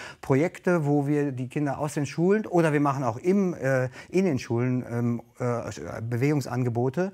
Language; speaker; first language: German; native; German